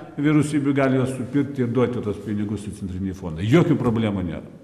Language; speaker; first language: Lithuanian; non-native, fluent; Russian